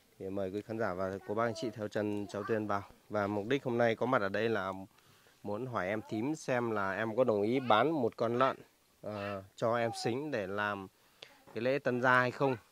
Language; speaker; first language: Vietnamese; non-native, local second language; Hmong